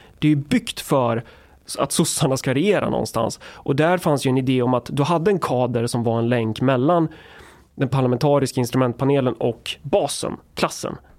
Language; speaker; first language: Swedish; native; Swedish